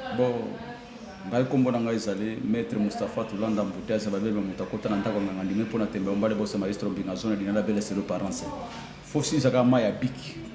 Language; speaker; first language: Lingala; native; Lingala